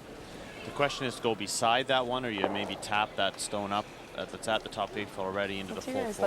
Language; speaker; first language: English; native; English